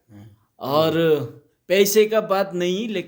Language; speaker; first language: Hindi; non-native, learner; Nepali